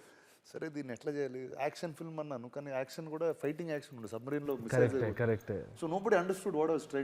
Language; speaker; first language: Telugu; native; Telugu